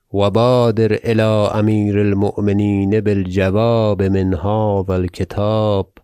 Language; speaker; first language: Arabic; non-native, fluent; Persian